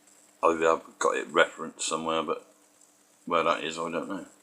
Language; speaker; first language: English; native; English